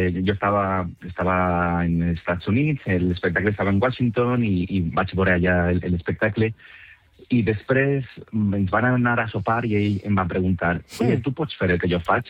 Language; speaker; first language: Catalan; native; Catalan